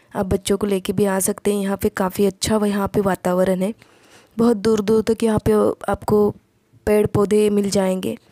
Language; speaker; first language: Hindi; non-native, local second language; Marathi